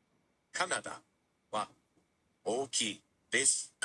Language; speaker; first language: Japanese; non-native, learner; English